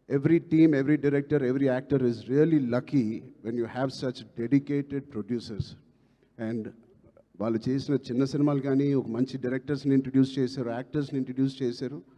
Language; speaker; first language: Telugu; native; Telugu